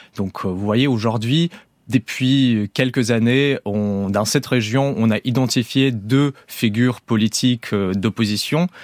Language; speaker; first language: French; non-native, fluent; Russian